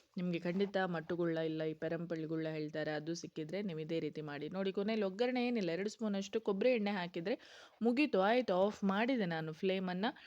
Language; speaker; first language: Kannada; non-native, local second language; Konkani